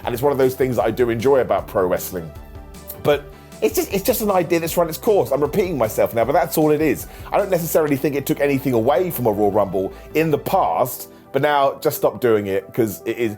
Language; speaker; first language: English; native; English